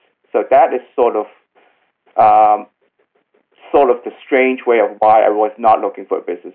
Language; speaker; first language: English; non-native, local second language; Cantonese